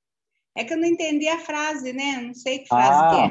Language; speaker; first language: Spanish; non-native, learner; Portuguese